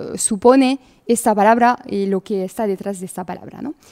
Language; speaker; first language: Spanish; non-native, fluent; French